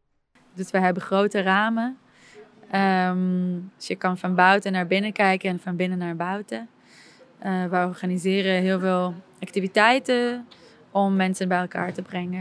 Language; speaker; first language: Dutch; non-native, fluent; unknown